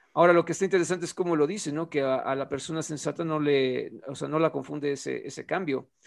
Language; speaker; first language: Spanish; native; Spanish